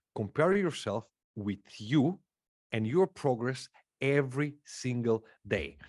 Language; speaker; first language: English; non-native, fluent; Macedonian